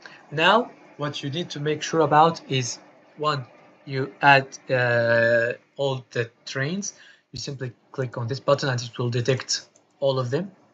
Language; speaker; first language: English; non-native, fluent; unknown